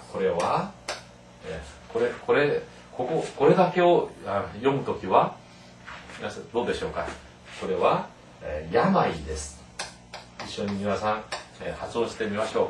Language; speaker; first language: Japanese; non-native, fluent; Korean